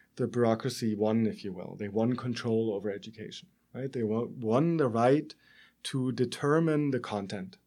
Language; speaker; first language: English; non-native, fluent; German